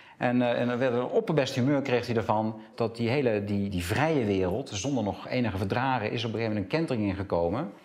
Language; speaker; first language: Dutch; native; Dutch